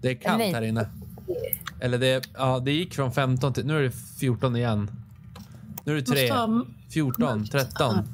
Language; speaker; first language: Swedish; native; Swedish